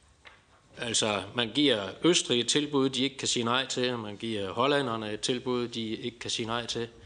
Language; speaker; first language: Danish; native; Danish